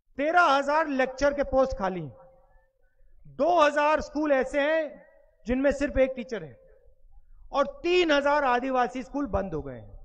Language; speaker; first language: Hindi; native; Hindi